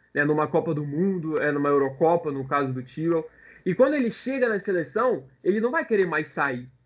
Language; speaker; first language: Portuguese; native; Portuguese